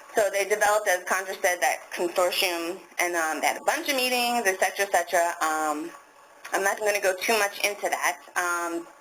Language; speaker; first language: English; native; English